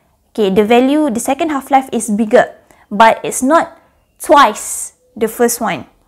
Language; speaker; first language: English; non-native, local second language; Malay